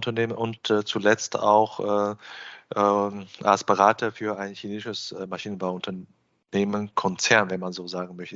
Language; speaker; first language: German; non-native, fluent; Chinese